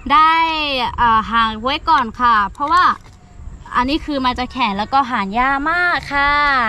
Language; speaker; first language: Thai; non-native, local second language; Lahu